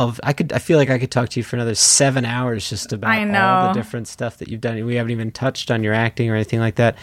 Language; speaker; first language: English; native; English